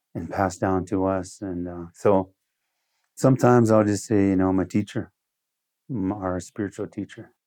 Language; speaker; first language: English; early bilingual, other home language; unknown